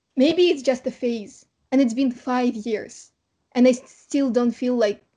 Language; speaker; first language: English; non-native, fluent; Kazakh